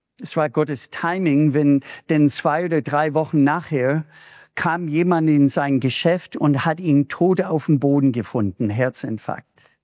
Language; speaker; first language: German; non-native, fluent; English